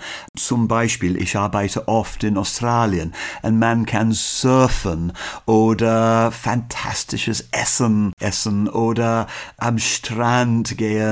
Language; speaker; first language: German; non-native, learner; English